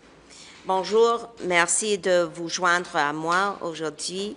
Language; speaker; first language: French; non-native, local second language; English